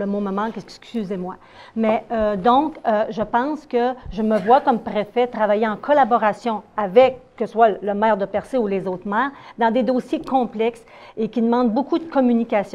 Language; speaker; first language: French; native; French